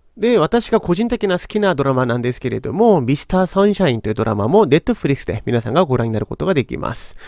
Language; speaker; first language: Japanese; non-native, fluent; Korean